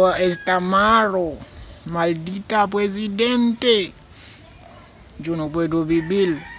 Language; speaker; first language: Spanish; non-native, learner; Haitian Creole